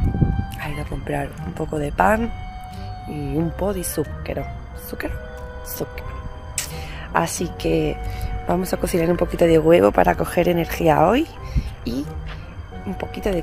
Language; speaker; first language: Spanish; non-native, learner; Italian